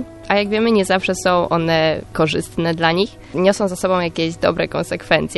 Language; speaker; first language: Polish; native; Polish